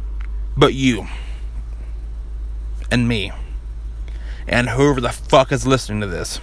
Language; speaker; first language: English; native; English